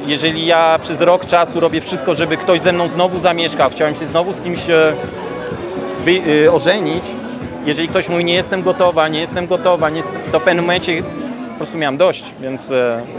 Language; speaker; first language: Polish; early bilingual, heritage; Polish